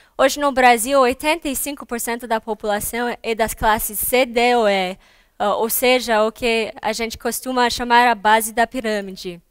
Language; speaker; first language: Portuguese; non-native, fluent; English